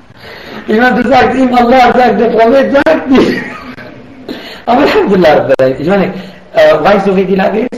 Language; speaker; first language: German; non-native, fluent; Arabic